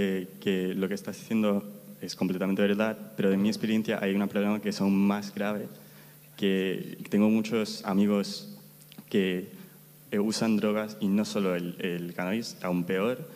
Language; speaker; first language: Spanish; non-native, fluent; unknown